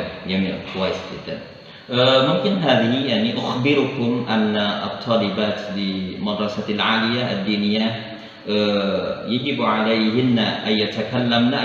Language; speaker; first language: Arabic; non-native, fluent; Indonesian